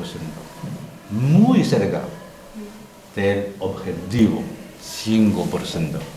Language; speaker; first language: Spanish; non-native, learner; Chinese